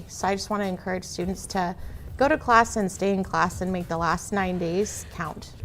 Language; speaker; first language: English; native; English